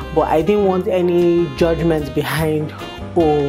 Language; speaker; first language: English; non-native, local second language; Igbo